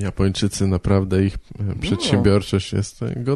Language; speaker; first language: Polish; native; Polish